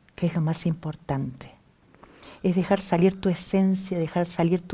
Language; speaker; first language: Spanish; native; Spanish